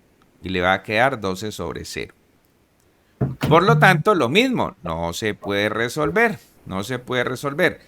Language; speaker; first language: Spanish; native; Spanish